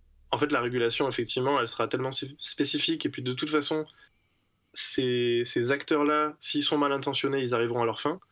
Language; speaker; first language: French; native; French